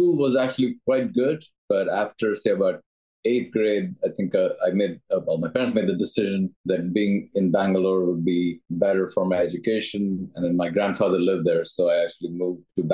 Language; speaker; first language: English; non-native, local second language; Tamil